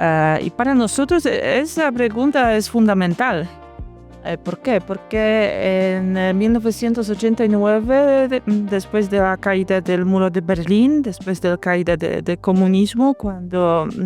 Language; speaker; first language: Spanish; non-native, fluent; Polish